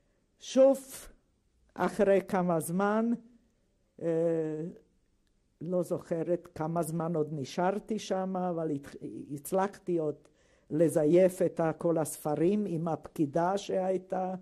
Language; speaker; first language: Hebrew; non-native, fluent; Hungarian